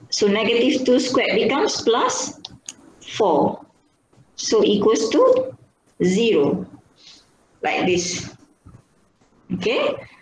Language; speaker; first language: English; non-native, local second language; Malay